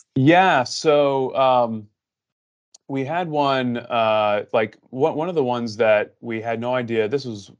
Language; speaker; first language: English; native; English